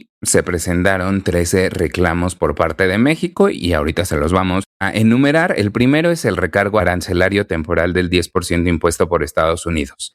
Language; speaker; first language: Spanish; native; Spanish